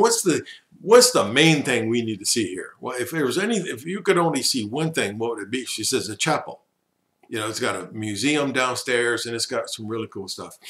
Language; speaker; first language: English; native; English